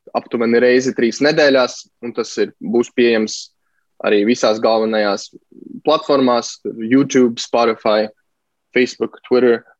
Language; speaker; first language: Latvian; native; Latvian